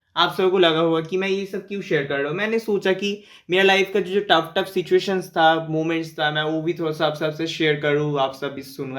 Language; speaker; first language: Hindi; non-native, local second language; Bangla